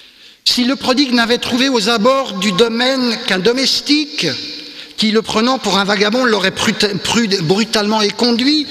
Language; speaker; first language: French; native; French